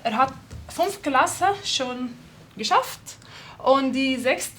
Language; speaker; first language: German; non-native, fluent; Arabic